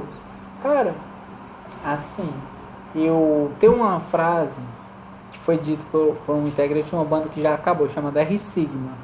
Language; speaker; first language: Portuguese; native; Portuguese